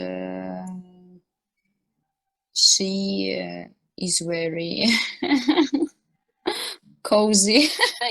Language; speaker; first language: English; non-native, learner; Russian